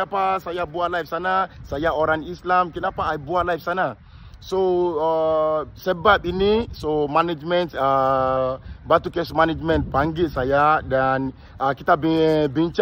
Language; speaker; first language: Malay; non-native, fluent; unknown